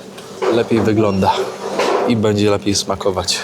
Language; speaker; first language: Polish; native; Polish